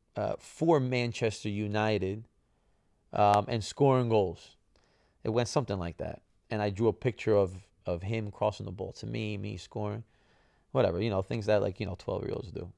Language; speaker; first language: English; early bilingual, other home language; Italian